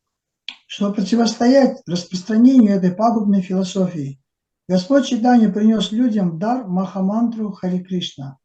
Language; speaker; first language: Russian; native; Russian